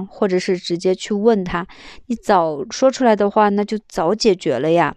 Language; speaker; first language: Chinese; native; Chinese